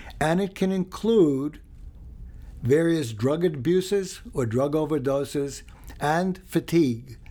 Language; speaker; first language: English; early bilingual, other home language; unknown